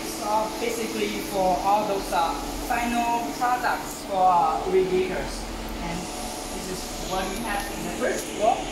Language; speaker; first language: English; non-native, learner; Chinese